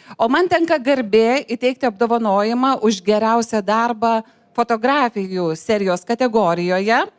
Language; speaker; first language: Lithuanian; native; Lithuanian